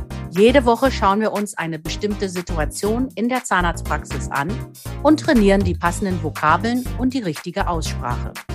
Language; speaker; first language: German; native; German